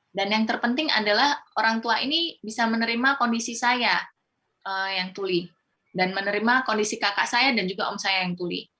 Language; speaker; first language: Indonesian; non-native, local second language; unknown